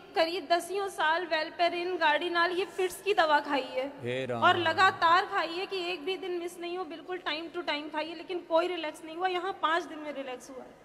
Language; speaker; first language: Hindi; native; Hindi